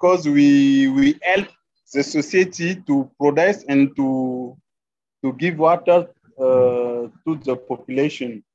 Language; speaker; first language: English; non-native, learner; French